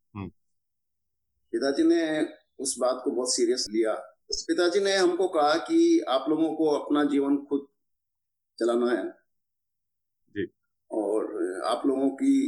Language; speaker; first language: Hindi; native; Hindi